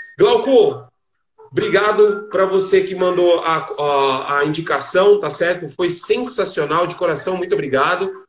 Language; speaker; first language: Portuguese; native; Portuguese